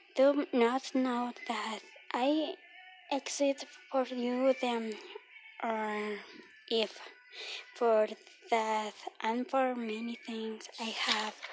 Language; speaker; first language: English; non-native, learner; Spanish